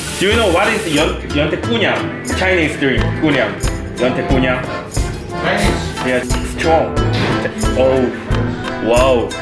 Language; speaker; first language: English; non-native, learner; Korean